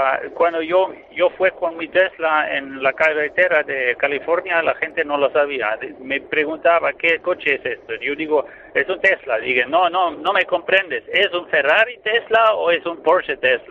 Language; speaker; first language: Spanish; non-native, fluent; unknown